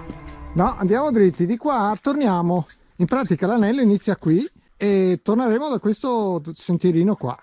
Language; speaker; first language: Italian; native; Italian